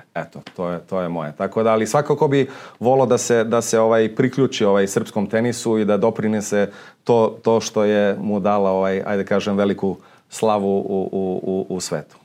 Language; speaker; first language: Serbian; early bilingual, heritage; Serbian